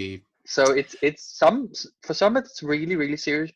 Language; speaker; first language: English; non-native, fluent; Danish